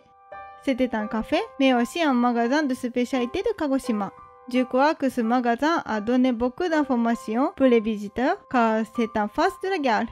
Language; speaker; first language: French; non-native, fluent; Japanese